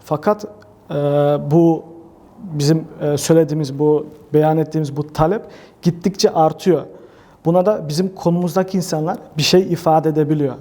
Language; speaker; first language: Turkish; early bilingual, heritage; Turkish